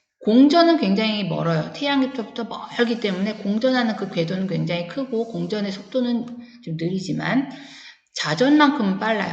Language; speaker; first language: Korean; native; Korean